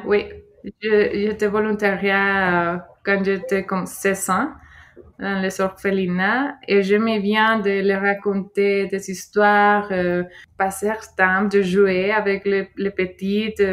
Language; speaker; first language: French; non-native, fluent; Spanish